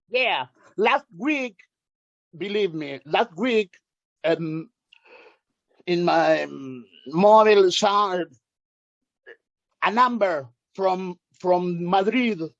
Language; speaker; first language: English; non-native, learner; Spanish